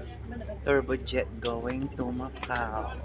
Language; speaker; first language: English; non-native, learner; Filipino